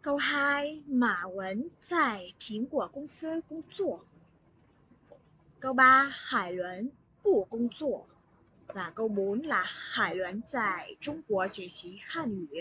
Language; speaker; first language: Chinese; non-native, fluent; Vietnamese